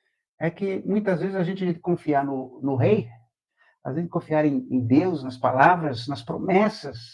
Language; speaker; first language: Portuguese; native; Portuguese